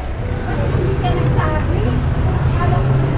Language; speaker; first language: Filipino; non-native, local second language; Cebuano